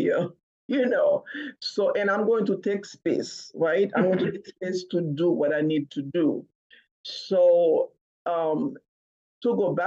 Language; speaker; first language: English; non-native, fluent; Haitian Creole